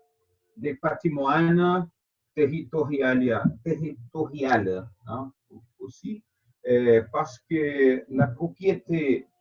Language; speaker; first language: French; non-native, fluent; Portuguese